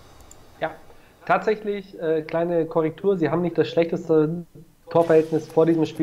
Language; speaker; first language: German; native; German